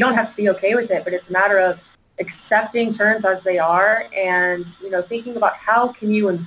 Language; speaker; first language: English; native; English